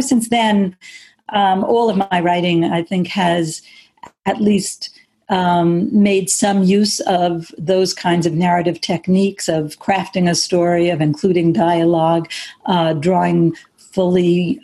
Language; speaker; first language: English; native; English